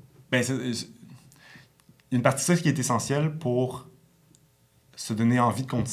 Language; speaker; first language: French; native; French